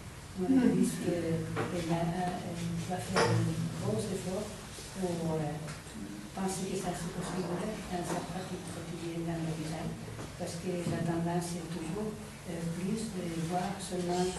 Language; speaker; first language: French; non-native, fluent; Spanish